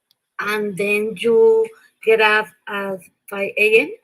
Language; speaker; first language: English; non-native, learner; Spanish